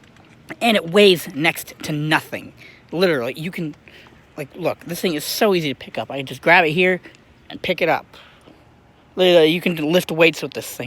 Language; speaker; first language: English; native; English